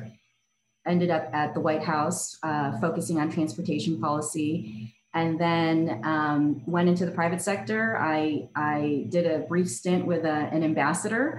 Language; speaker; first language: English; native; English